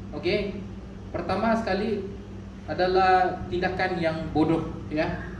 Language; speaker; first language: Malay; non-native, local second language; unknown